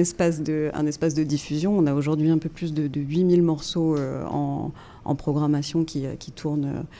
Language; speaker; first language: French; native; French